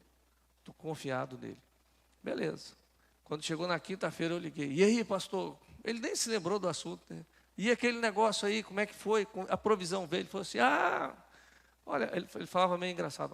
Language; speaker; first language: Portuguese; native; Portuguese